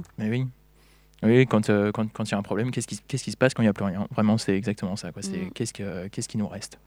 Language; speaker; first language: French; native; French